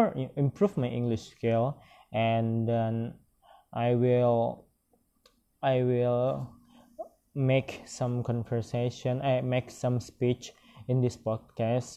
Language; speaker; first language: English; non-native, learner; Minangkabau